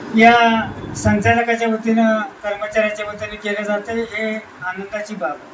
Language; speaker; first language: Marathi; native; Marathi